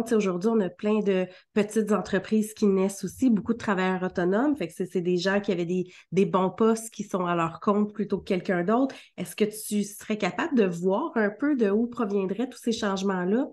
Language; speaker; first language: French; native; French